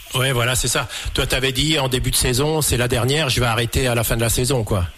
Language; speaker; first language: French; native; French